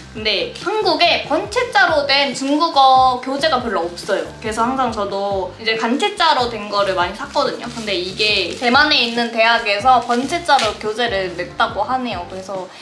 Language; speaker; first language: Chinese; non-native, fluent; Korean